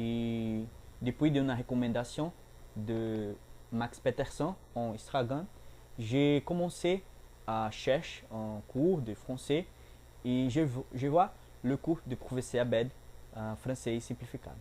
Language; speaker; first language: French; non-native, learner; Portuguese